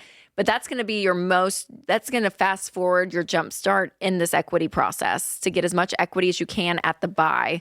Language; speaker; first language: English; native; English